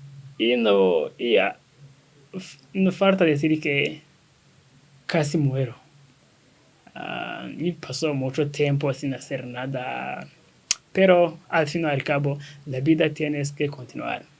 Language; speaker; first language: Spanish; non-native, learner; Kinyarwanda